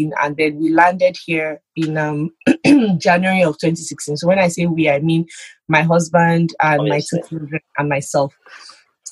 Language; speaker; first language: English; non-native, local second language; Yoruba